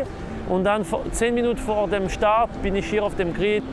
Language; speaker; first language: German; non-native, local second language; French